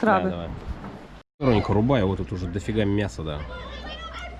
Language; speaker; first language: Russian; native; Russian